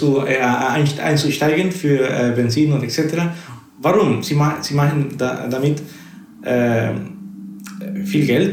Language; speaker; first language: German; non-native, fluent; Spanish